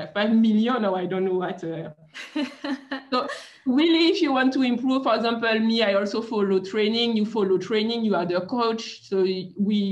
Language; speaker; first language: English; non-native, fluent; French